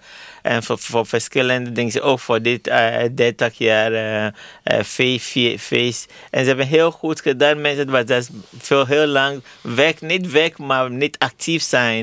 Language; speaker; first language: Dutch; non-native, learner; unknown